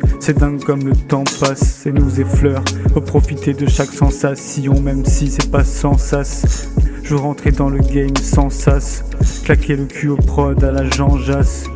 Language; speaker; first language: French; native; French